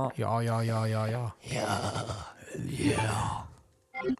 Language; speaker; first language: Norwegian; native; Norwegian